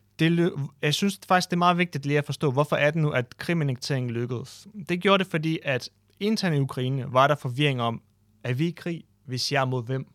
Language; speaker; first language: Danish; non-native, fluent; Ukrainian